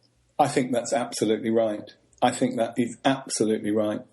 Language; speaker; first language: English; native; English